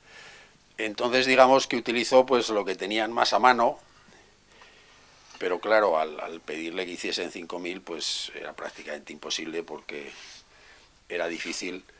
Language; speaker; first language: Spanish; native; Spanish